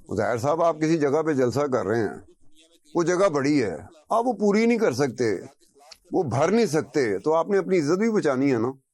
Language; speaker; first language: Urdu; non-native, local second language; Brahui